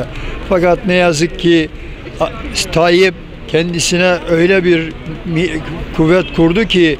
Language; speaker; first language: Turkish; native; Turkish